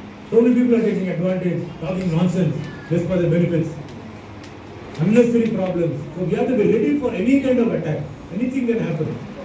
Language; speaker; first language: English; non-native, local second language; Telugu